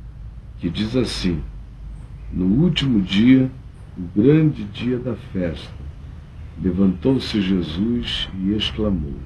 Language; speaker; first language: Portuguese; native; Portuguese